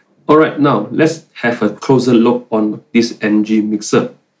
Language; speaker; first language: English; non-native, local second language; Malay